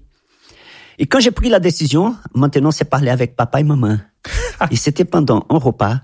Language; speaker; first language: French; non-native, fluent; Italian